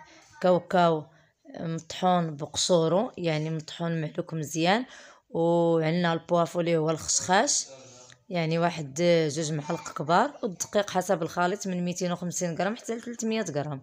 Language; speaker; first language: Arabic; native; Arabic